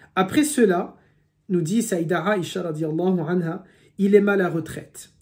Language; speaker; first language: French; native; French